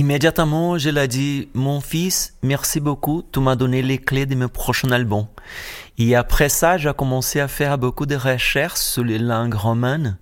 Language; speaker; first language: French; non-native, fluent; Portuguese